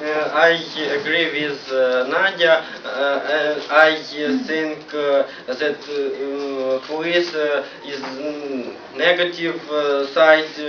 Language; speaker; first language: English; non-native, learner; Ukrainian